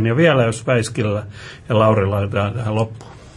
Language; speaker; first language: Finnish; native; Finnish